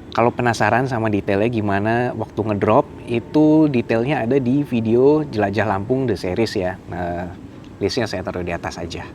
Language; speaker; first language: Indonesian; native; Indonesian